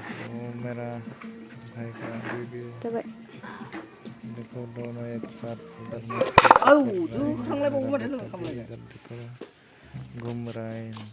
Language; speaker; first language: Hindi; non-native, local second language; Bodo